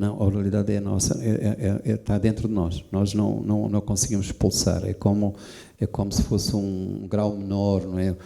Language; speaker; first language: Portuguese; native; Portuguese